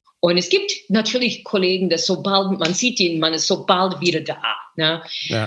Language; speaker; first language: German; non-native, fluent; English